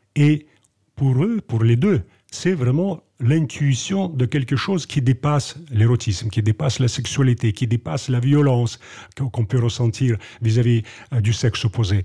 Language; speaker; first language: French; non-native, fluent; Russian